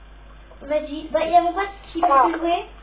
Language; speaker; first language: French; native; French